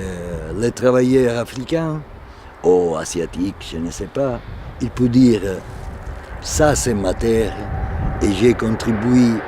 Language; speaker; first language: French; non-native, fluent; Italian